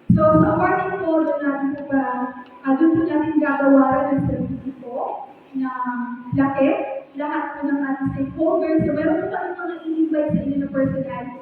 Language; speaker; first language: Filipino; native; Filipino